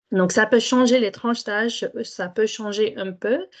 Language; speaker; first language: French; non-native, fluent; English